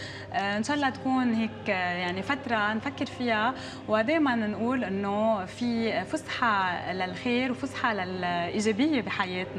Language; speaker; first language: Arabic; native; Arabic